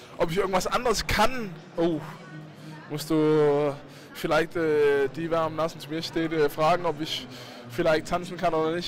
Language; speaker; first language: German; non-native, fluent; Danish